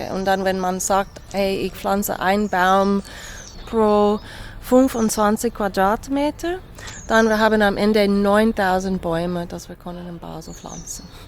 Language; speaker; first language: German; non-native, fluent; English